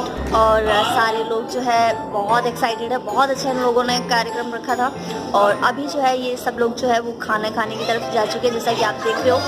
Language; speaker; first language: Hindi; native; Hindi